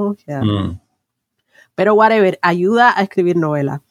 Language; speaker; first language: Spanish; native; Spanish